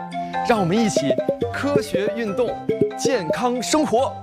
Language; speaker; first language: Chinese; native; Chinese